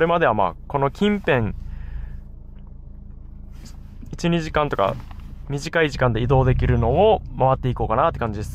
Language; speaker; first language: Japanese; native; Japanese